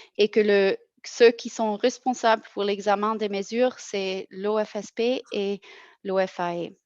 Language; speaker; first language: French; non-native, local second language; German